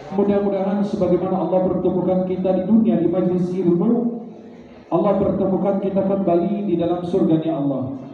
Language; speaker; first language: Indonesian; non-native, fluent; Arabic